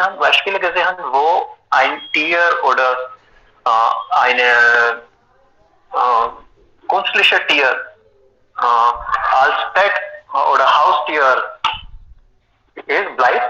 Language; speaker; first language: German; non-native, fluent; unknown